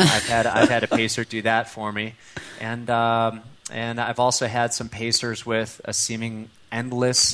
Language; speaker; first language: English; native; English